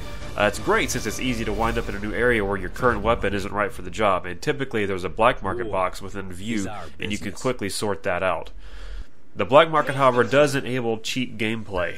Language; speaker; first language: English; native; English